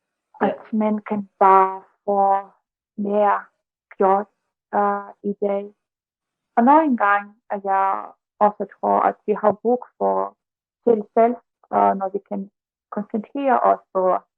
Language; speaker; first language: Danish; non-native, learner; Russian